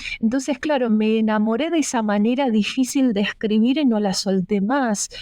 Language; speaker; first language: Spanish; early bilingual, other home language; Russian